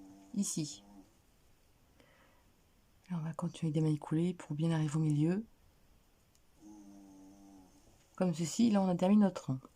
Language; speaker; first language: French; native; French